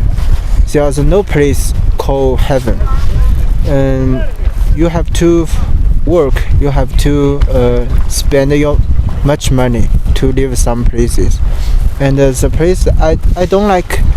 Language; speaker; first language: English; non-native, learner; Chinese